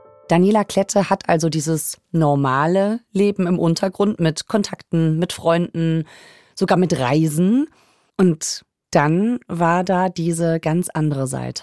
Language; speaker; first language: German; native; German